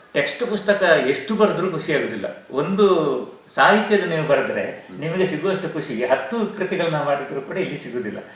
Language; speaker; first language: Kannada; native; Kannada